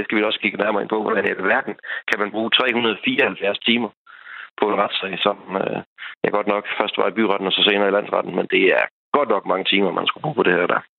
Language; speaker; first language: Danish; native; Danish